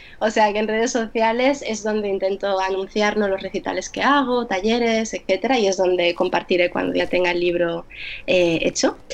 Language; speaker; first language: Spanish; early bilingual, other home language; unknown